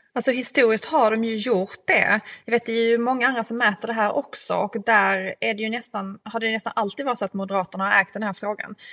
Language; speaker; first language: Swedish; native; Swedish